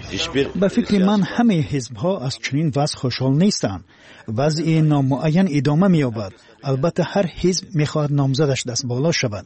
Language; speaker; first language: Persian; native; Persian